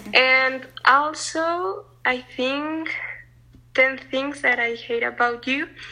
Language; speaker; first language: English; non-native, learner; Spanish